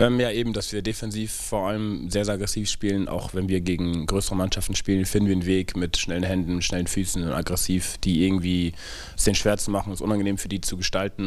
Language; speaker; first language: German; native; German